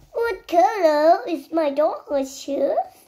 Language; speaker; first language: English; non-native, learner; Vietnamese